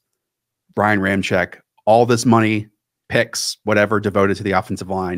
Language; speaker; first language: English; native; English